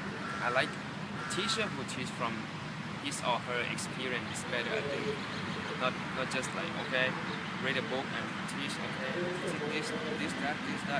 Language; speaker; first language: English; non-native, learner; Thai